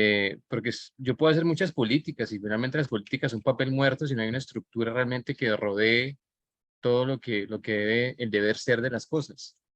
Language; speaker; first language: Spanish; native; Spanish